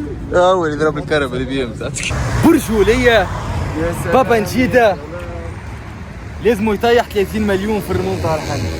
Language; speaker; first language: Arabic; native; Arabic